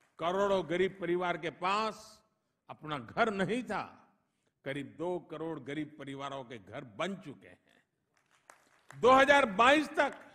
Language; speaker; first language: Hindi; non-native, local second language; Gujarati